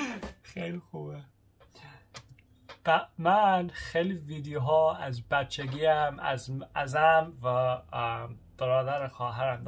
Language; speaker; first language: Persian; early bilingual, heritage; Persian